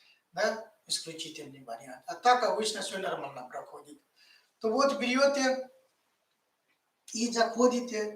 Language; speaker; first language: Russian; non-native, fluent; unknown